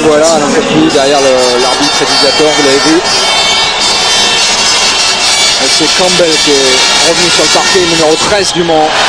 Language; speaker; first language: French; native; French